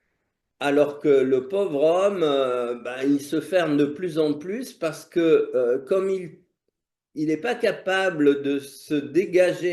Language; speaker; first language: French; native; French